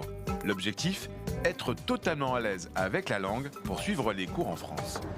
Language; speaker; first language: French; native; French